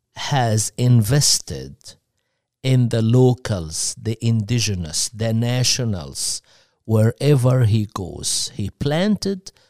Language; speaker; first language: English; non-native, fluent; Arabic